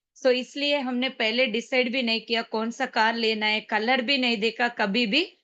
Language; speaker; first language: Hindi; non-native, local second language; Telugu